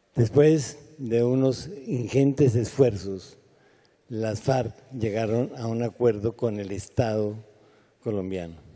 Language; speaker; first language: Spanish; native; Spanish